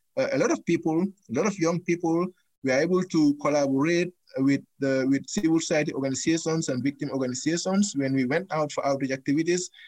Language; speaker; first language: English; non-native, local second language; Fula